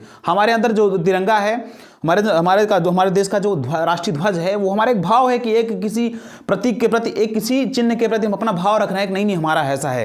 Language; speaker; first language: Hindi; native; Hindi